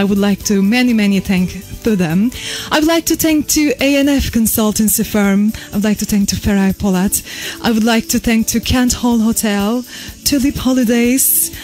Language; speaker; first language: English; non-native, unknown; Turkish